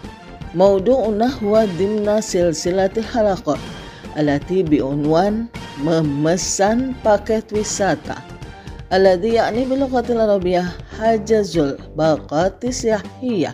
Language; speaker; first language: Arabic; non-native, fluent; Indonesian